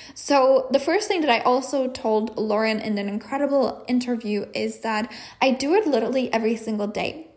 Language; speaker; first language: English; non-native, fluent; Czech